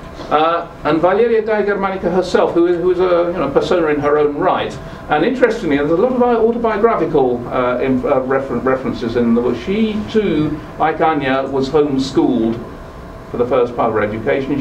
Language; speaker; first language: English; native; English